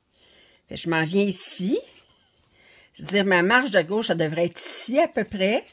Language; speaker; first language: French; native; French